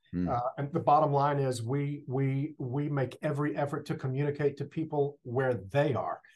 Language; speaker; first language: English; native; English